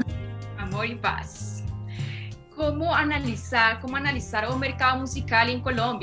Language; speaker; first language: Portuguese; non-native, learner; Spanish